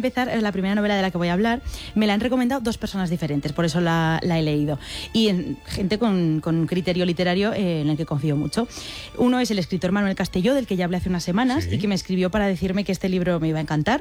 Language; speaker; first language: Spanish; native; Spanish